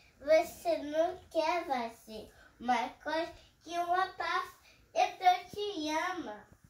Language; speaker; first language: Portuguese; early bilingual, heritage; Portuguese